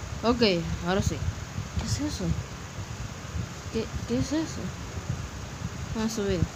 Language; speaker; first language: Spanish; early bilingual, heritage; English